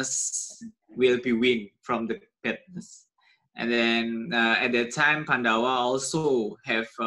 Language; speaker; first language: English; non-native, learner; Indonesian